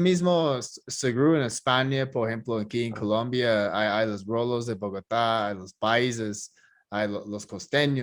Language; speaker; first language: Spanish; non-native, fluent; English